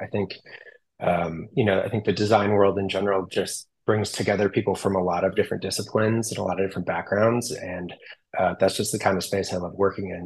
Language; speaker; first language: English; native; English